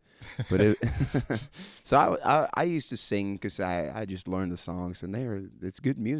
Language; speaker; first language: English; non-native, fluent; Norwegian